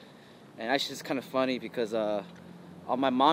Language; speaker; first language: English; early bilingual, other home language; Korean